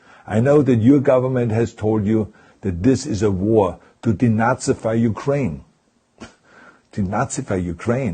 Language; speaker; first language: English; non-native, fluent; German